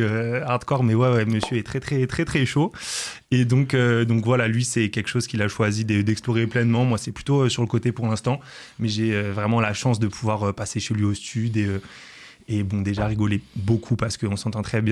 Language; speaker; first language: French; native; French